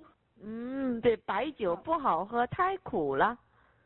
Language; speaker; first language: Chinese; non-native, fluent; Korean